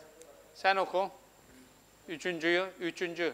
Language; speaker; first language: Turkish; non-native, fluent; Urdu